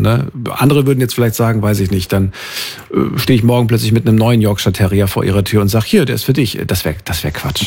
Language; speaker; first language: German; native; German